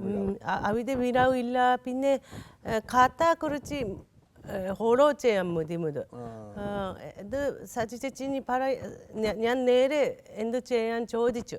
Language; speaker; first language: Malayalam; non-native, learner; Japanese